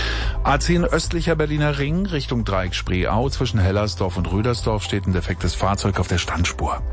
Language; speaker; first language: German; native; German